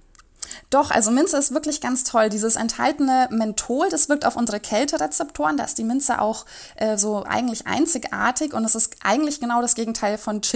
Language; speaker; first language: German; native; German